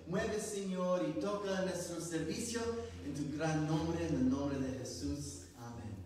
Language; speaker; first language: Spanish; non-native, learner; English